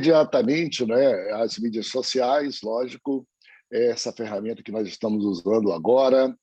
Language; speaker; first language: Portuguese; native; Portuguese